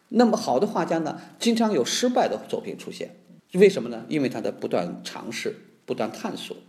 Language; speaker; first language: Chinese; native; Chinese